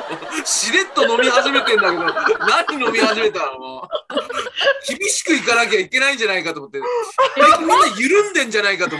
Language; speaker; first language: Japanese; native; Japanese